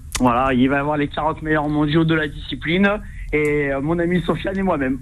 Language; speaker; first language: French; native; French